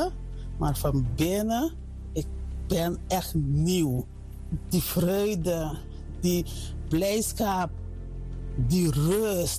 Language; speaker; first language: Dutch; non-native, fluent; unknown